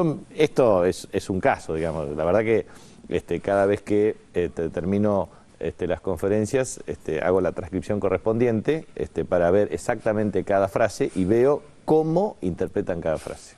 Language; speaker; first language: Spanish; native; Spanish